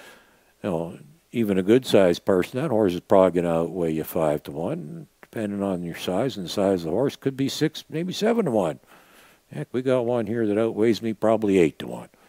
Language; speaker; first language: English; native; English